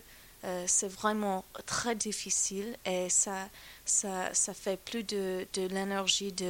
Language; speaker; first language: French; non-native, fluent; English